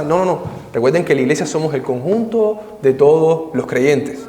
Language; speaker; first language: Spanish; native; Spanish